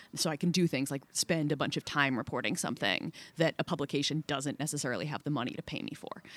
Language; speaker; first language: English; native; English